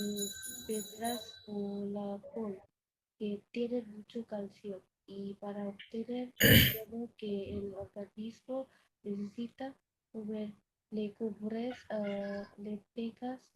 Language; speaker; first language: Spanish; non-native, learner; Bangla